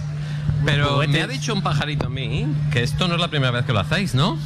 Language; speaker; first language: Spanish; native; Spanish